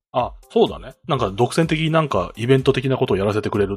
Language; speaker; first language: Japanese; native; Japanese